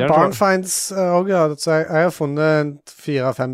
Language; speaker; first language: Norwegian; native; Norwegian